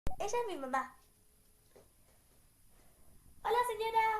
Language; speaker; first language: Spanish; native; Spanish